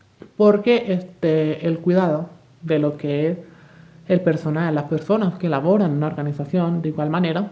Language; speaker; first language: Spanish; native; Spanish